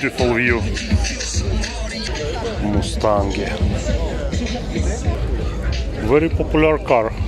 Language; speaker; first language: English; non-native, learner; Russian